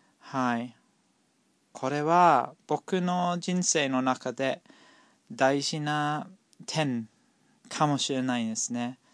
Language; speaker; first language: Japanese; non-native, learner; English